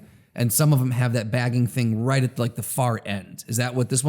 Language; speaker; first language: English; native; English